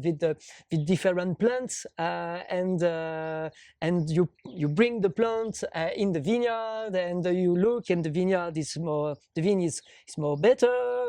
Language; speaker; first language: English; non-native, learner; French